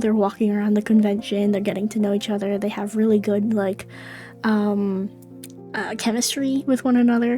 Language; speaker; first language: English; native; English